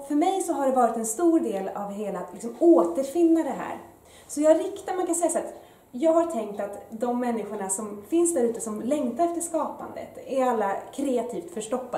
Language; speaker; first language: Swedish; early bilingual, other home language; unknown